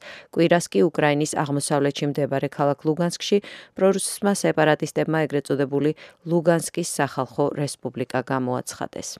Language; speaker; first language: Georgian; native; Georgian